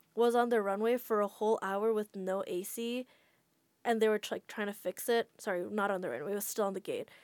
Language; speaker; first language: English; non-native, fluent; Indonesian